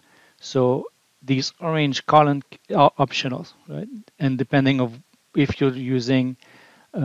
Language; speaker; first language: English; non-native, fluent; French